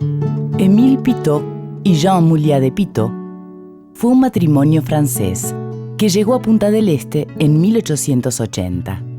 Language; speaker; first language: Spanish; native; Spanish